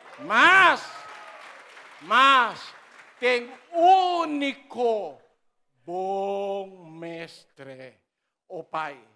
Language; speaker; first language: Portuguese; non-native, learner; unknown